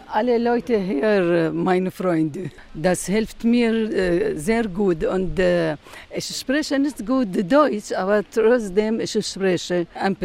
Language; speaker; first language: German; non-native, learner; Arabic